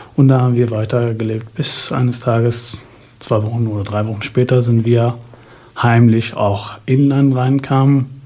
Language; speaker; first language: German; non-native, fluent; Arabic